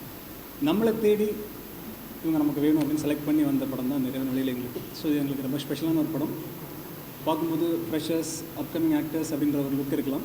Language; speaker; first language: Tamil; native; Tamil